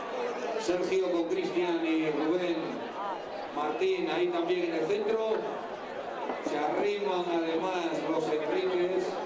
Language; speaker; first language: Spanish; native; Spanish